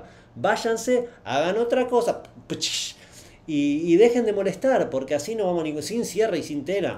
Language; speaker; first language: Spanish; native; Spanish